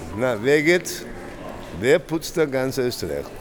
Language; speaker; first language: German; native; German